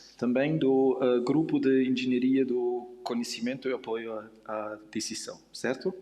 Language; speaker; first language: Portuguese; non-native, fluent; German